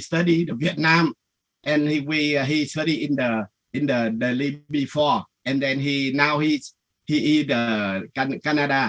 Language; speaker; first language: English; non-native, learner; Vietnamese